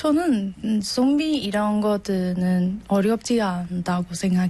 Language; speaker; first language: Korean; non-native, learner; Burmese